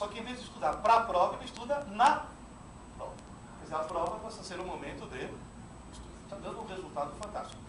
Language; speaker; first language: Portuguese; non-native, fluent; Italian